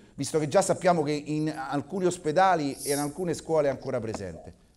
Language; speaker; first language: Italian; native; Italian